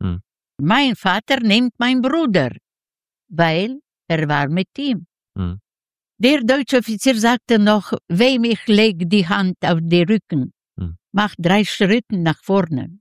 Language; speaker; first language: German; non-native, learner; Yiddish